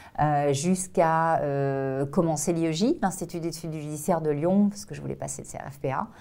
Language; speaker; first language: French; native; French